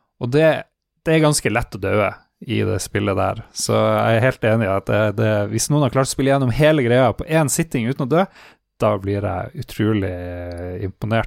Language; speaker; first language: Norwegian; native; Norwegian